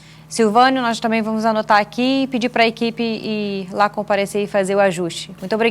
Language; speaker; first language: Portuguese; native; Portuguese